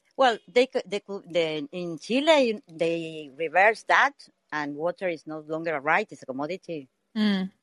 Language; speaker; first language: English; non-native, learner; Spanish